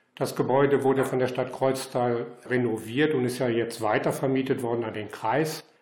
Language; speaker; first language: German; native; German